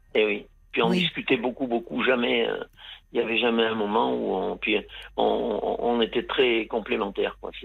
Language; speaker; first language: French; native; French